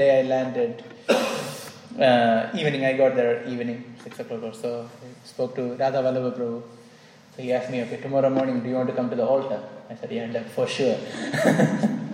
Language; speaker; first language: English; non-native, local second language; Malayalam